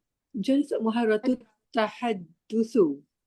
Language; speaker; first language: Arabic; non-native, learner; Malay